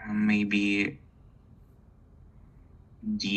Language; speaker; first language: English; non-native, learner; Russian